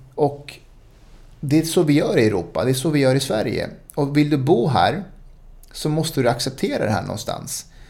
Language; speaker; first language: Swedish; early bilingual, other home language; Spanish